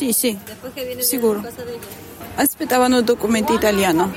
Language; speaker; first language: Italian; non-native, learner; Spanish